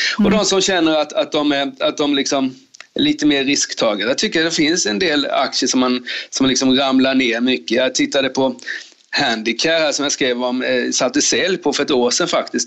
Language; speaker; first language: Swedish; native; Swedish